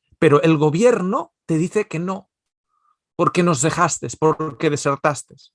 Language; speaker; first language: Spanish; native; Spanish